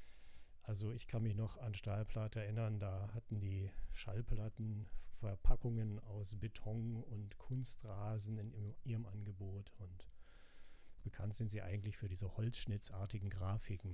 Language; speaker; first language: German; native; German